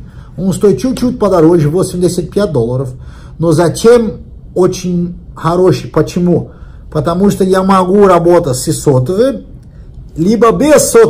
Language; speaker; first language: Russian; non-native, learner; Portuguese